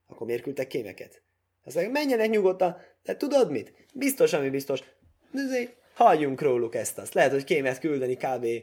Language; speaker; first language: Hungarian; early bilingual, heritage; Hungarian